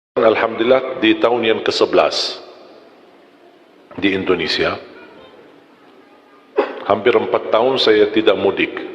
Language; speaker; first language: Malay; non-native, fluent; Arabic